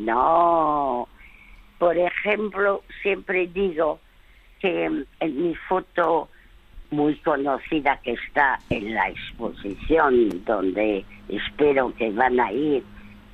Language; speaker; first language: Spanish; early bilingual, other home language; French